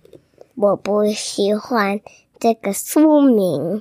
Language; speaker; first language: Chinese; early bilingual, heritage; English